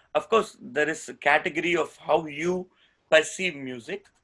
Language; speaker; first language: English; non-native, local second language; Tamil